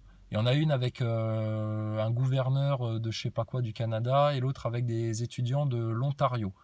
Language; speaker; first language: French; native; French